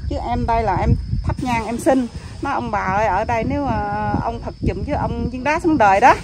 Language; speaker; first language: Vietnamese; non-native, local second language; Khmer